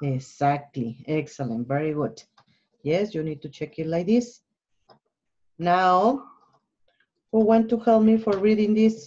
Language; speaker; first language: English; non-native, learner; Spanish